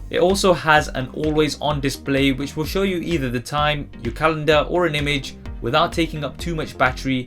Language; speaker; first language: English; native; English